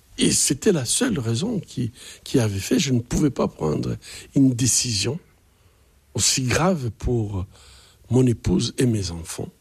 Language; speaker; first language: French; non-native, local second language; Swahili